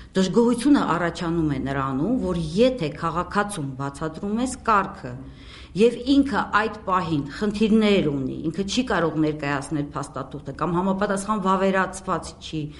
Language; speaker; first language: Armenian; native; Armenian